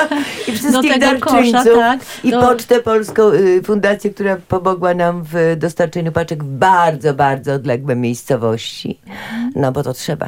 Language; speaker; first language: Polish; native; Polish